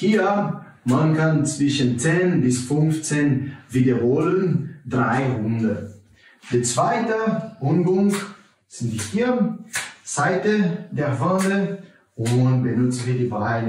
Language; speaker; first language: German; non-native, learner; Portuguese